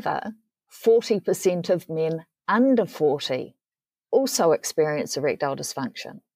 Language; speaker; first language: English; native; English